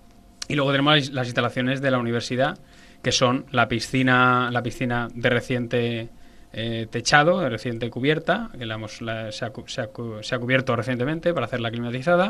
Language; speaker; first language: Spanish; native; Spanish